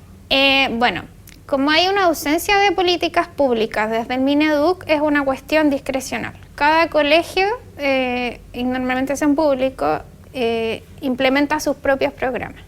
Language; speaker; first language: Spanish; native; Spanish